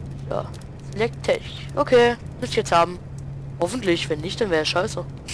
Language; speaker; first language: German; native; German